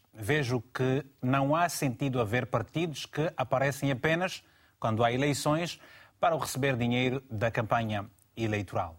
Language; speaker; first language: Portuguese; native; Portuguese